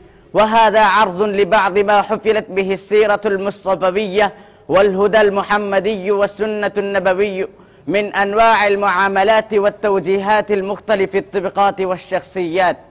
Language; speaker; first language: Arabic; non-native, learner; Urdu